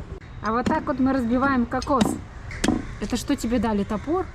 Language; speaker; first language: Russian; native; Russian